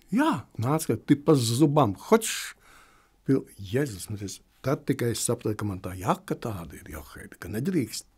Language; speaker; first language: Latvian; native; Latvian